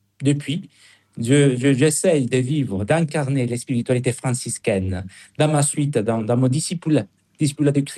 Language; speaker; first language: French; non-native, fluent; Spanish